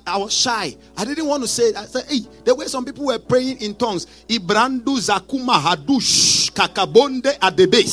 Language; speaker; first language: English; non-native, local second language; Akan